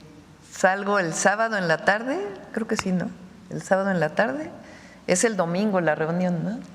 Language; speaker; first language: Spanish; native; Spanish